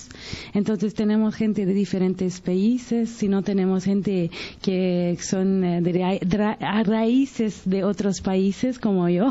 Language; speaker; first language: Spanish; early bilingual, heritage; Spanish